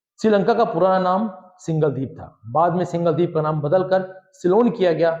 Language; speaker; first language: Hindi; native; Hindi